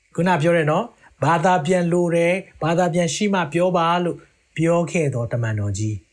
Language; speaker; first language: Burmese; native; Burmese